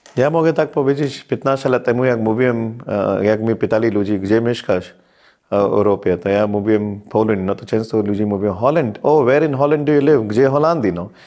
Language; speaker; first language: Polish; non-native, fluent; Hindi